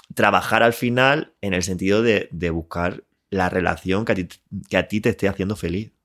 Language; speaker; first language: Spanish; native; Spanish